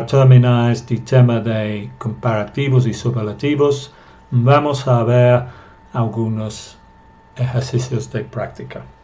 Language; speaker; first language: Spanish; non-native, fluent; English